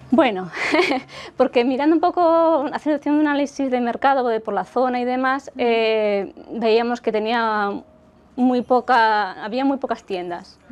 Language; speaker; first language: Spanish; native; Spanish